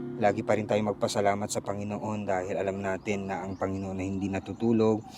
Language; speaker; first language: Filipino; non-native, local second language; Iloko